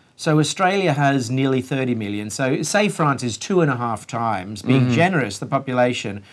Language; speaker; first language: English; native; English